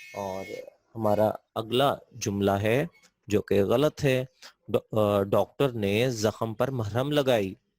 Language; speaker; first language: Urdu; non-native, local second language; Punjabi